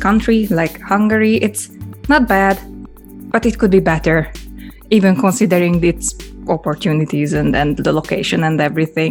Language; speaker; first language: English; non-native, fluent; Hungarian